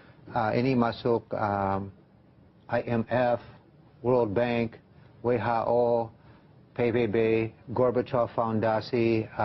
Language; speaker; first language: Indonesian; non-native, fluent; English